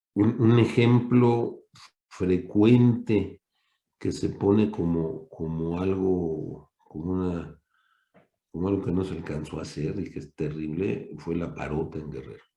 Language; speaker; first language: Spanish; native; Spanish